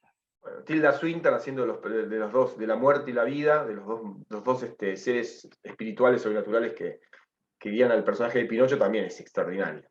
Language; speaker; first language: Spanish; native; Spanish